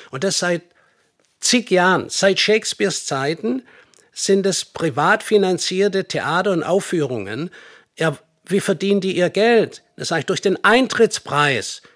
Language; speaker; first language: German; native; German